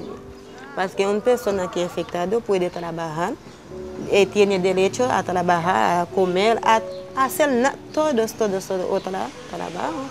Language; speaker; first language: Spanish; non-native, learner; Haitian Creole